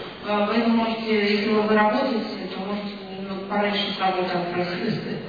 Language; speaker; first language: Russian; native; Russian